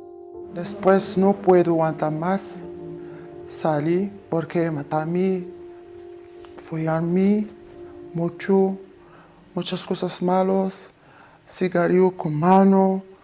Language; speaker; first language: Spanish; non-native, learner; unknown